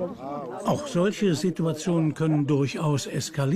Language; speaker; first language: German; native; German